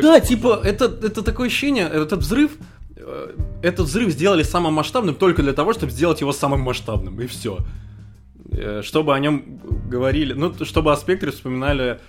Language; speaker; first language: Russian; native; Russian